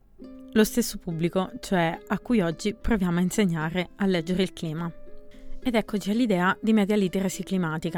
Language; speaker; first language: Italian; native; Italian